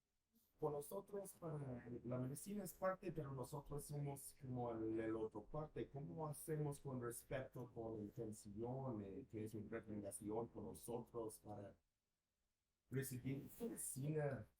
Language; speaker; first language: Spanish; non-native, learner; English